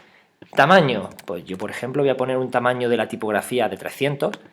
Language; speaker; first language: Spanish; native; Spanish